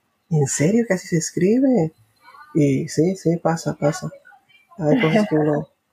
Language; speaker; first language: Spanish; native; Spanish